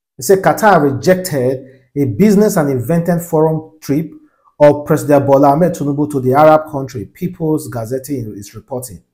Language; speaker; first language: English; non-native, local second language; Yoruba